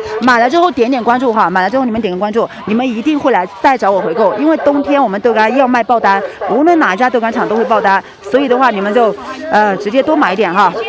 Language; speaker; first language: Chinese; native; Chinese